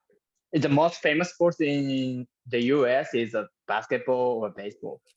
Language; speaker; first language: English; non-native, learner; Japanese